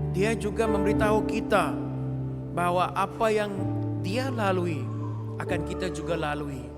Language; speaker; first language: Malay; non-native, local second language; Iban